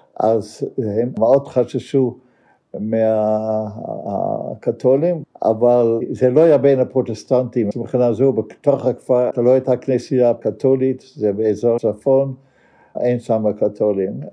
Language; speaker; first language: Hebrew; non-native, fluent; Dutch